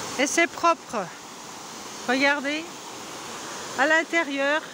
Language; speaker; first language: French; non-native, fluent; Turkish